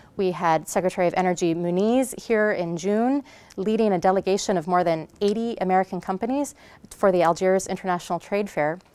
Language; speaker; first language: English; native; English